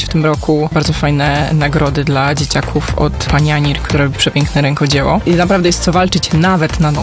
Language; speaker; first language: Polish; native; Polish